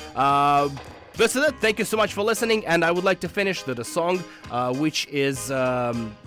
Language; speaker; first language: English; non-native, fluent; Russian